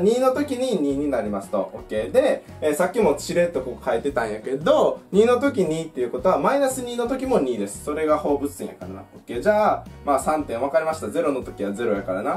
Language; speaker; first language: Japanese; native; Japanese